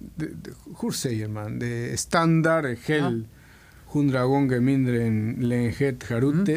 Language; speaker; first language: Swedish; non-native, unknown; Spanish